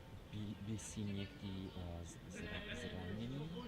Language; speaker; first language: Czech; non-native, learner; English